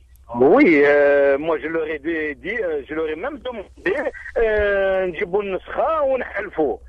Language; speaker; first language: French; non-native, local second language; Arabic